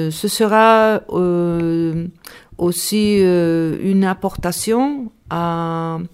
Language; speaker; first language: French; non-native, learner; Spanish